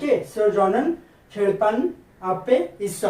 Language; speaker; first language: Korean; non-native, learner; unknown